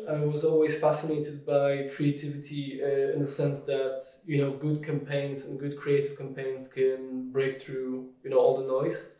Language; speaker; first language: English; non-native, fluent; Polish